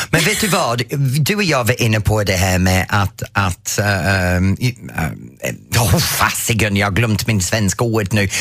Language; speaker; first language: Swedish; non-native, fluent; English